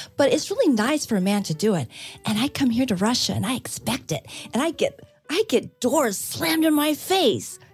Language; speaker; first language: English; native; English